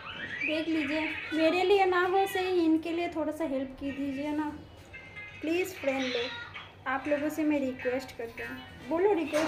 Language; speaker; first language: Hindi; non-native, local second language; Bangla